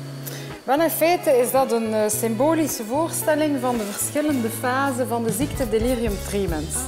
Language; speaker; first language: Dutch; native; Dutch